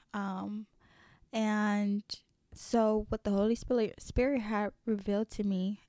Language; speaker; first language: English; early bilingual, other home language; French